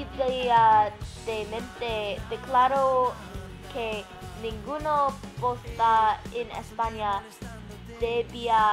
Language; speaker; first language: Spanish; non-native, learner; English